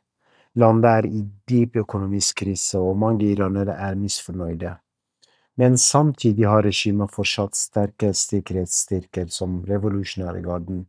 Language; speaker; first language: Norwegian; non-native, fluent; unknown